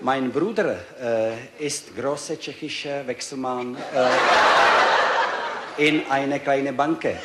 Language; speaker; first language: German; non-native, learner; Czech